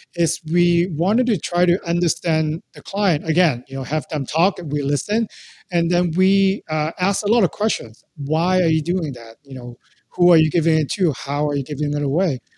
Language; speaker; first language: English; non-native, local second language; Cantonese